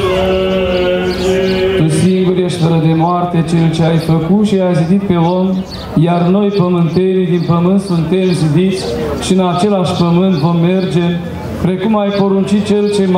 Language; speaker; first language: Romanian; native; Romanian